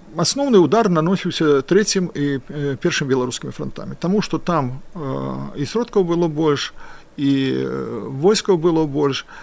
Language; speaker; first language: Belarusian; non-native, local second language; Russian